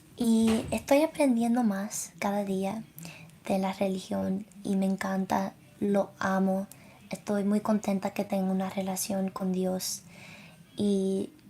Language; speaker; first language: Spanish; early bilingual, other home language; English